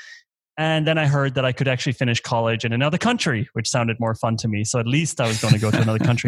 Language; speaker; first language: English; native; English